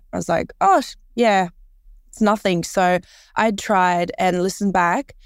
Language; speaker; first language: English; early bilingual, other home language; Korean